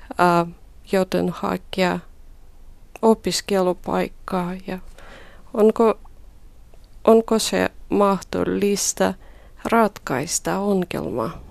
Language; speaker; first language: Finnish; non-native, learner; Russian